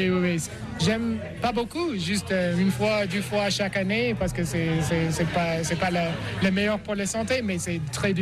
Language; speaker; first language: French; non-native, learner; English